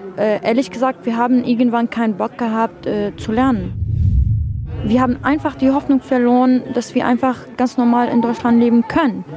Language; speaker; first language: German; non-native, fluent; Arabic